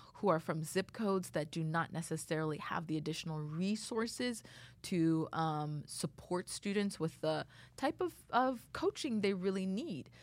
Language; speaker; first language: English; native; English